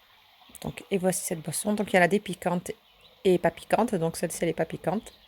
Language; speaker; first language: French; early bilingual, other home language; Turkish